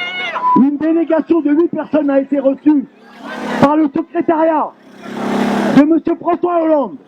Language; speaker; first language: French; native; French